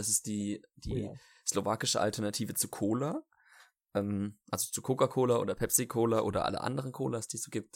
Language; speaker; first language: German; native; German